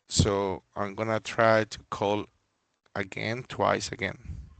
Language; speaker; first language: English; non-native, fluent; Spanish